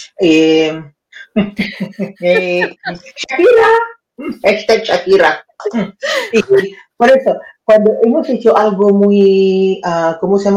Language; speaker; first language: Spanish; non-native, fluent; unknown